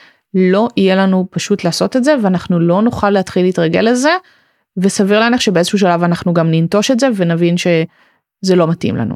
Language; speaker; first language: Hebrew; native; Hebrew